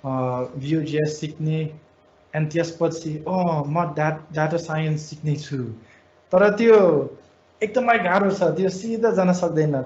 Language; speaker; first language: Nepali; non-native, fluent; English